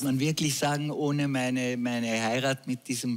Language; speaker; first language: German; native; German